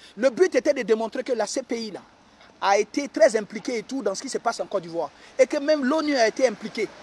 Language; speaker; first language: French; native; French